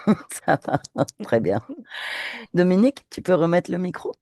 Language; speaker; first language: French; native; French